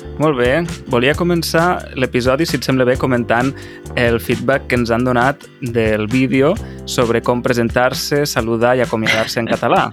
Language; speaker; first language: Catalan; native; Catalan